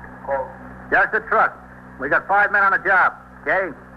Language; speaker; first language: English; native; English